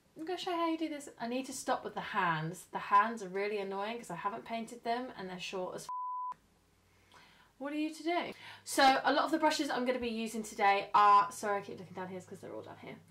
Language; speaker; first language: English; native; English